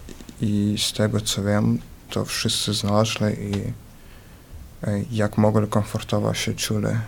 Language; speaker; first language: Polish; early bilingual, other home language; Ukrainian